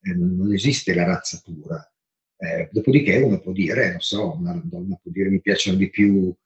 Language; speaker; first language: Italian; native; Italian